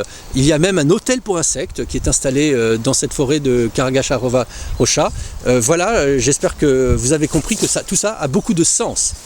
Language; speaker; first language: French; native; French